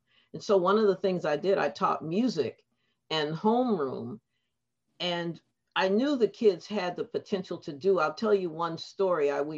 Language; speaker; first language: English; native; English